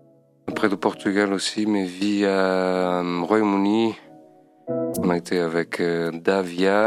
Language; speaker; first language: French; non-native, fluent; Portuguese